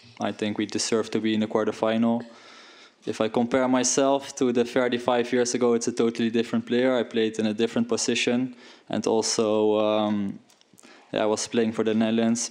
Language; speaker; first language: English; non-native, fluent; Dutch